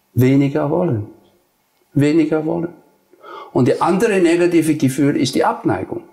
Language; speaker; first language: German; non-native, fluent; Nepali